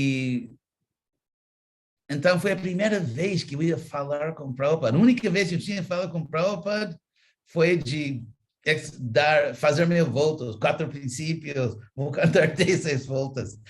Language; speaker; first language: Portuguese; non-native, fluent; English